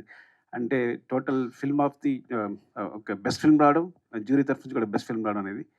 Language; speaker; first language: Telugu; native; Telugu